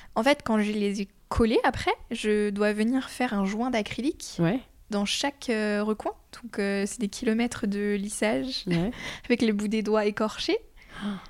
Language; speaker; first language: French; native; French